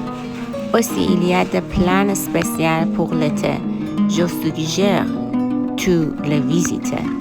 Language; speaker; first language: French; non-native, learner; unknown